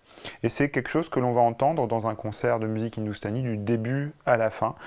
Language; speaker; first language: French; native; French